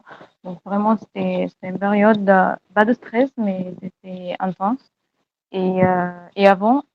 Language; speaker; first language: French; non-native, fluent; Arabic